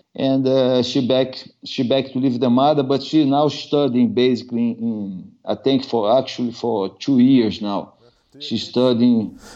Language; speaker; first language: English; non-native, learner; Portuguese